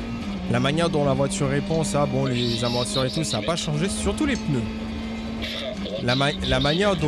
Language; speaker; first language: French; native; French